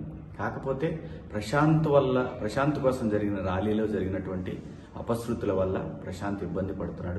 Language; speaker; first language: Telugu; native; Telugu